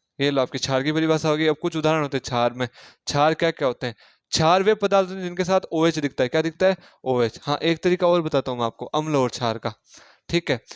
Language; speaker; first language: Hindi; native; Hindi